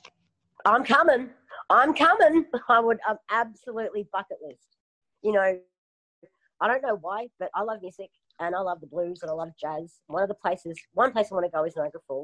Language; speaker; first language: English; native; English